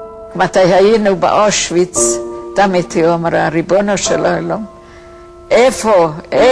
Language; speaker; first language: Hebrew; non-native, fluent; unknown